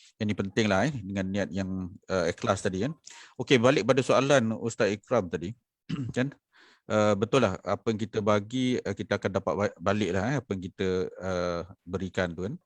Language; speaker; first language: Malay; native; Malay